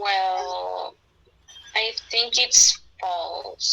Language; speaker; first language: English; non-native, learner; Spanish